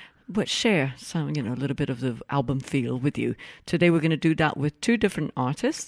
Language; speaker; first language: English; non-native, fluent; Portuguese